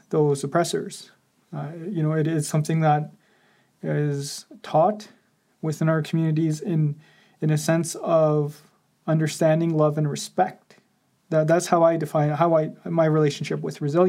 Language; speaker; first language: English; non-native, fluent; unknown